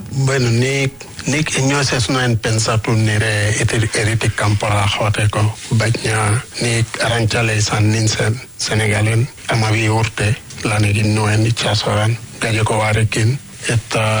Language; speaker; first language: Basque; non-native, learner; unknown